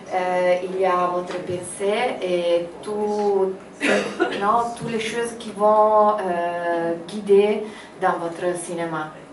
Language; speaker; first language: French; non-native, fluent; Italian